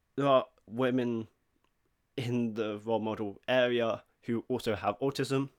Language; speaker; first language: English; native; English